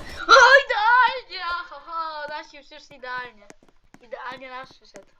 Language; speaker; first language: Polish; native; Polish